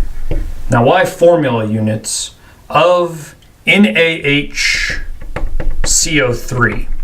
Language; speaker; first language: English; native; English